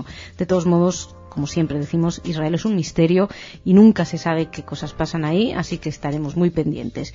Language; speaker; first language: Spanish; native; Spanish